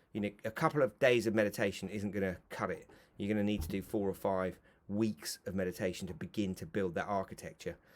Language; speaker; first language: English; native; English